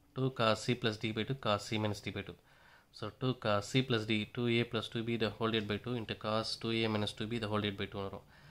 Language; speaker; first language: English; non-native, local second language; Tamil